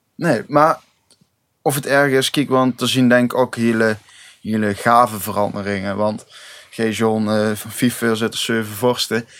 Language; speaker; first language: Dutch; native; Dutch